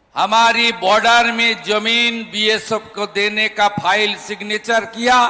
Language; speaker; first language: Hindi; non-native, local second language; Bangla